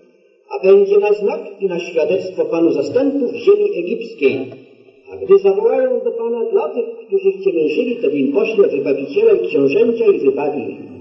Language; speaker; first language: Polish; native; Polish